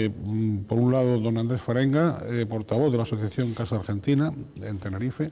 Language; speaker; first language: Spanish; native; Spanish